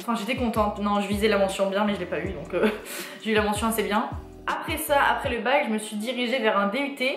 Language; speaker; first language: French; native; French